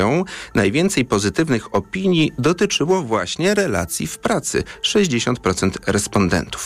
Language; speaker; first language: Polish; native; Polish